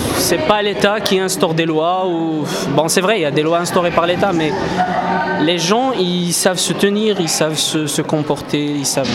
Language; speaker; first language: French; non-native, local second language; Kabyle